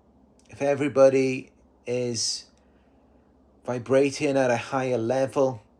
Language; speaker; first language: English; native; English